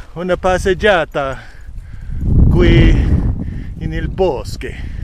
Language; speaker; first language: Italian; non-native, learner; English